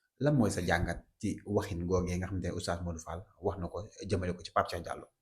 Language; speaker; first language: Wolof; native; Wolof